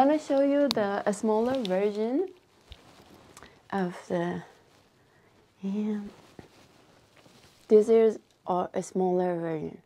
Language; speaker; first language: English; non-native, learner; Japanese